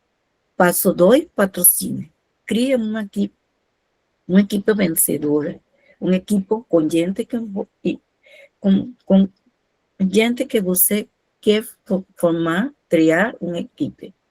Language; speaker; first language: Portuguese; non-native, fluent; Spanish